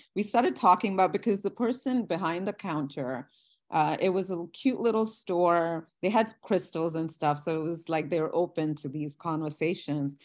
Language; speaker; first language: English; non-native, local second language; Gujarati